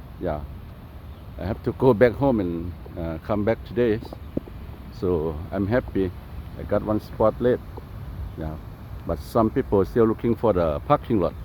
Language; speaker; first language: English; non-native, learner; Lao